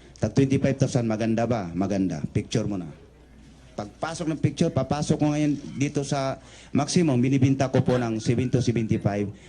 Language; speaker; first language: Filipino; non-native, local second language; Cebuano